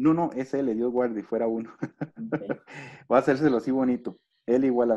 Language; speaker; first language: Spanish; native; Spanish